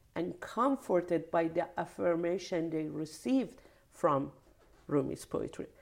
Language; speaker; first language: English; non-native, fluent; Persian